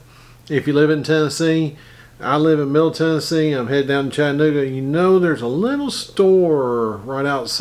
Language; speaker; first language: English; native; English